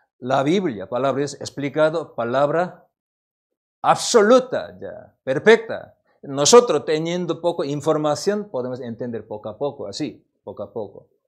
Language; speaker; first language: Spanish; non-native, learner; Korean